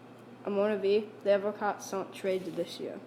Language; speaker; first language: French; non-native, learner; English